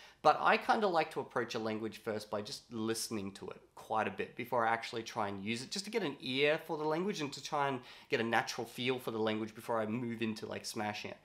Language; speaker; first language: English; native; English